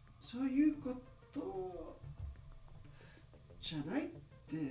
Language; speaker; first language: Japanese; non-native, learner; English